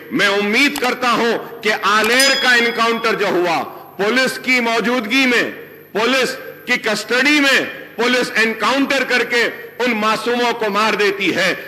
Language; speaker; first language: Urdu; native; Urdu